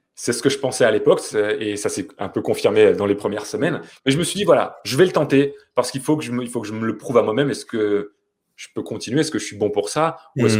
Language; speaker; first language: French; native; French